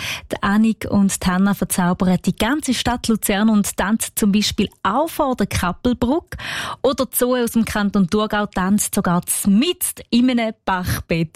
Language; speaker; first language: German; native; German